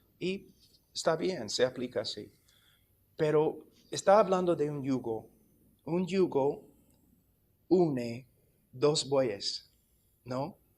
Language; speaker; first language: Spanish; non-native, fluent; English